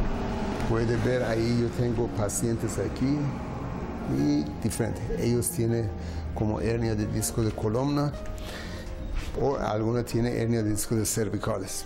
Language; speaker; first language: Spanish; non-native, learner; Persian